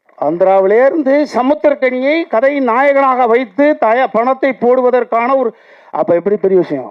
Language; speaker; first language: Tamil; native; Tamil